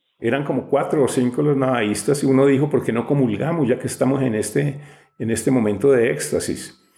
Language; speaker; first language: Spanish; native; Spanish